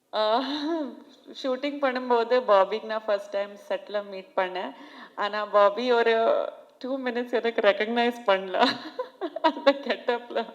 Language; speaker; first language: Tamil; non-native, fluent; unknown